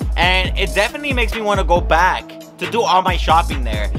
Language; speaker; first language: English; early bilingual, other home language; Spanish